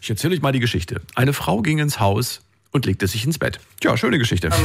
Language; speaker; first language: German; native; German